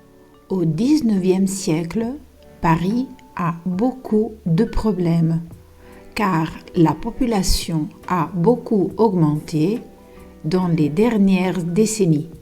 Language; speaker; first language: French; non-native, fluent; Italian